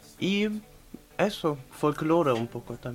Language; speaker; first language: Spanish; non-native, fluent; German